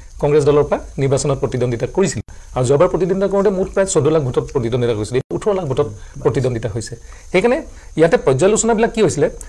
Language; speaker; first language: Assamese; native; Assamese